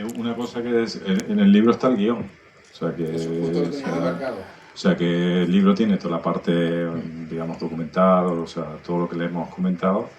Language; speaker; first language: Spanish; native; Spanish